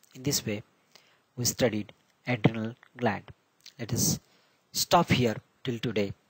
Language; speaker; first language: English; non-native, local second language; Marathi